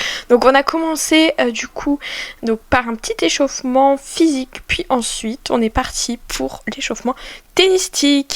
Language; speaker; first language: French; native; French